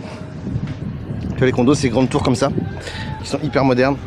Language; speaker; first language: French; native; French